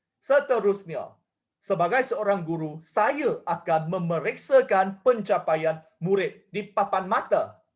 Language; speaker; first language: Malay; non-native, local second language; Chinese